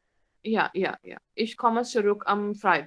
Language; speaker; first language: German; non-native, fluent; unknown